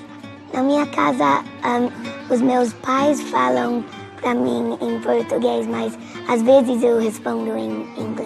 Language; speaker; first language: Portuguese; early bilingual, heritage; Portuguese